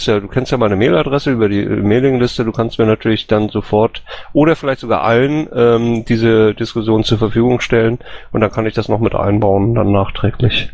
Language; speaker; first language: German; native; German